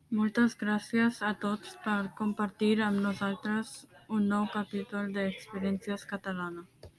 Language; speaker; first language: Catalan; non-native, learner; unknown